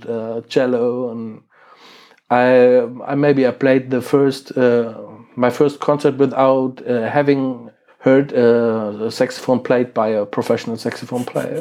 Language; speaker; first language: English; non-native, fluent; German